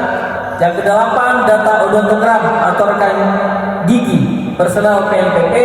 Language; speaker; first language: Indonesian; native; Indonesian